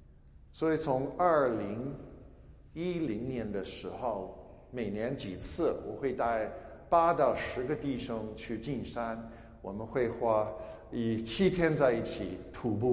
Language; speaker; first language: Chinese; non-native, fluent; English